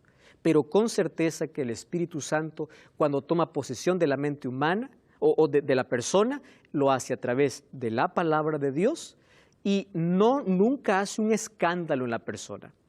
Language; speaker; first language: Spanish; native; Spanish